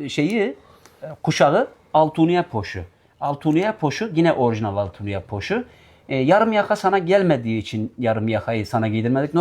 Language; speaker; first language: Turkish; native; Turkish